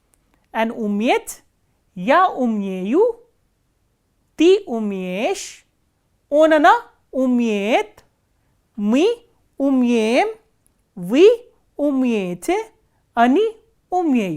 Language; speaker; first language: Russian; non-native, fluent; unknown